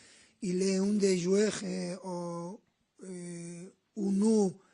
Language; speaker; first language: French; non-native, learner; Spanish